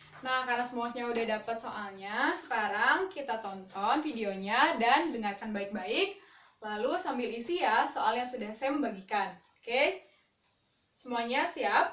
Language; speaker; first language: Indonesian; native; Indonesian